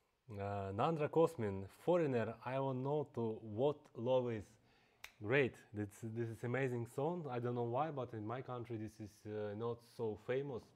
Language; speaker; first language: English; non-native, fluent; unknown